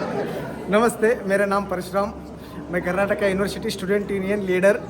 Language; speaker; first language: Hindi; non-native, local second language; Kannada